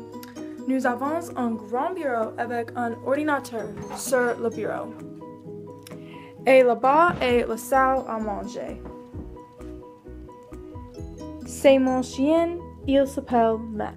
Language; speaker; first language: French; non-native, learner; English